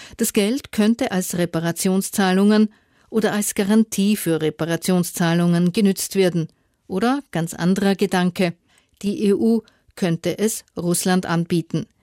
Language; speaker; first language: German; native; German